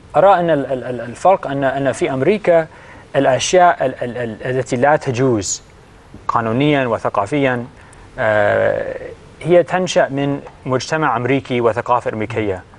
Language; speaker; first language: Arabic; non-native, fluent; English